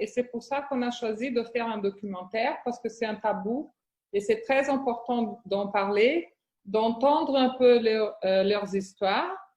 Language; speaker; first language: French; non-native, fluent; Portuguese